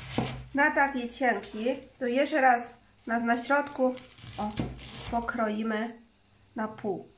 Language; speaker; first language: Polish; non-native, learner; Chinese